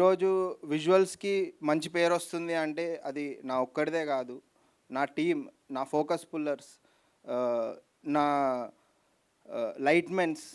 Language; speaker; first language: Telugu; native; Telugu